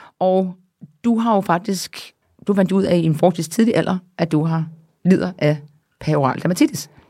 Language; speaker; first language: Danish; native; Danish